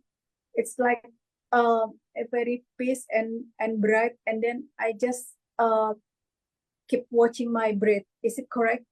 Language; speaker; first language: English; non-native, learner; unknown